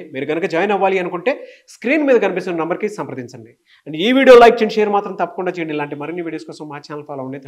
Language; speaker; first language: Telugu; native; Telugu